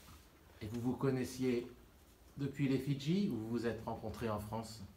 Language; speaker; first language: French; native; French